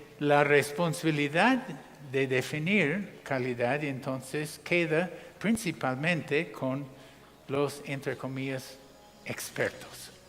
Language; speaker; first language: Spanish; non-native, fluent; English